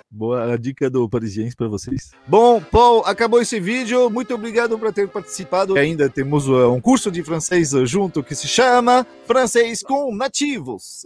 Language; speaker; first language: Portuguese; non-native, fluent; French